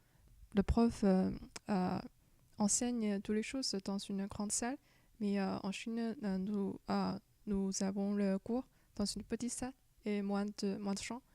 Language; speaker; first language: French; non-native, fluent; Chinese